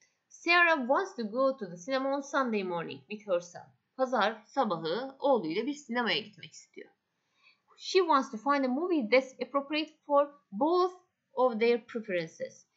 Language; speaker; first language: English; non-native, fluent; Turkish